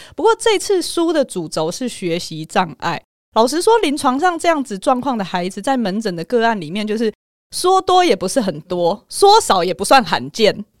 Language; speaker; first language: Chinese; native; Chinese